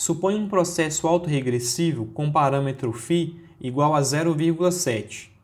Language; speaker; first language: Portuguese; native; Portuguese